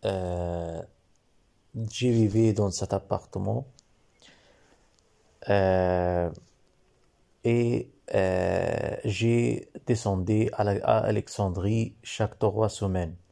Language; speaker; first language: French; non-native, learner; Arabic